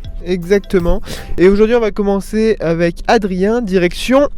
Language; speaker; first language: French; native; French